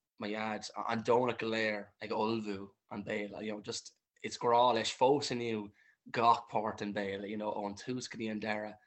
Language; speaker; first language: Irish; non-native, local second language; English